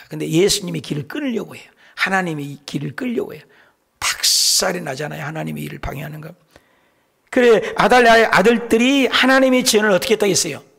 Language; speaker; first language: Korean; native; Korean